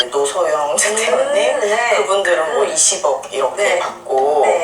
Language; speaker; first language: Korean; native; Korean